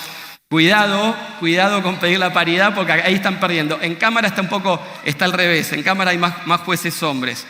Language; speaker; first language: Spanish; native; Spanish